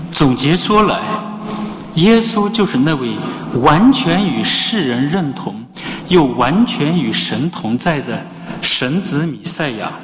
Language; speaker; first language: Chinese; native; Chinese